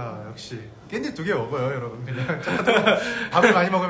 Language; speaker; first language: Korean; native; Korean